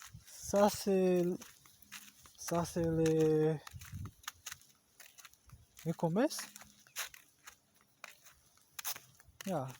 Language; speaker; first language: French; non-native, learner; Portuguese